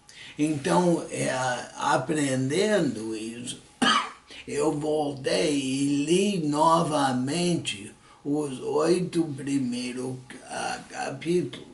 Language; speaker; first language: Portuguese; early bilingual, other home language; English